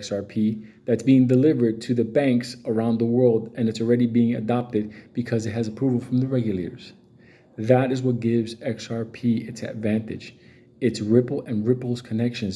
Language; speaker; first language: English; native; English